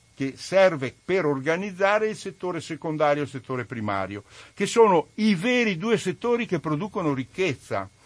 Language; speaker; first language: Italian; native; Italian